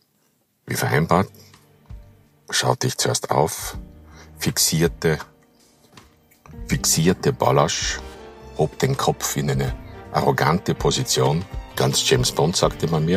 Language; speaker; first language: German; native; German